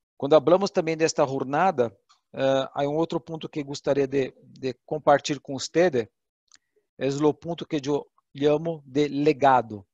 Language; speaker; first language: Portuguese; non-native, learner; Spanish